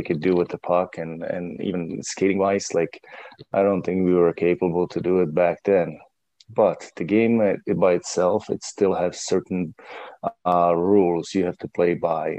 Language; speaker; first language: English; non-native, fluent; Czech